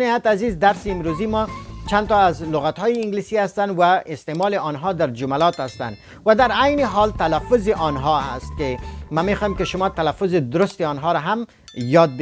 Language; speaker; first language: Persian; non-native, local second language; Pashto